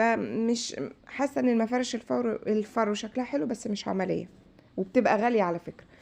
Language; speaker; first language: Arabic; native; Arabic